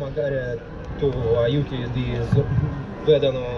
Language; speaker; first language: Italian; non-native, learner; Russian